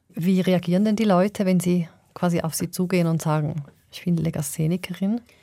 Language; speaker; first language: German; native; German